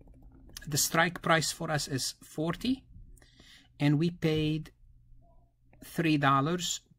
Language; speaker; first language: English; non-native, fluent; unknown